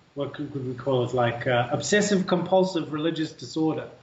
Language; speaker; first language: English; native; English